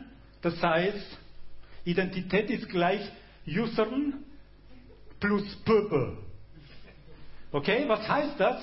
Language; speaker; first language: German; non-native, fluent; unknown